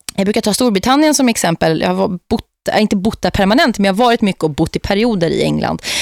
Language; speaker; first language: Swedish; native; Swedish